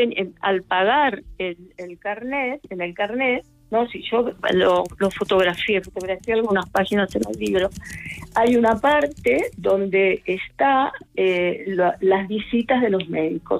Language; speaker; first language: Spanish; native; Spanish